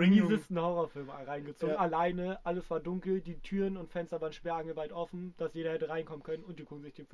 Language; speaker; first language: German; native; German